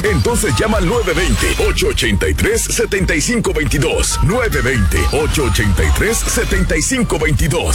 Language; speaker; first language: Spanish; native; Spanish